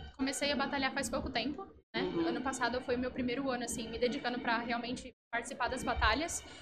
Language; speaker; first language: Portuguese; native; Portuguese